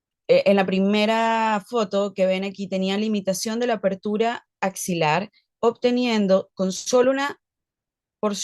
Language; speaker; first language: Spanish; native; Spanish